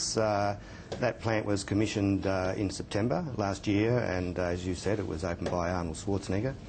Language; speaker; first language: English; native; English